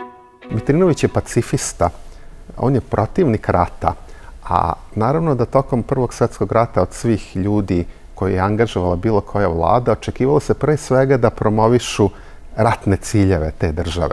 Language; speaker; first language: Serbian; native; Serbian